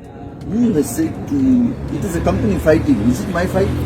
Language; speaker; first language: English; non-native, local second language; Ganda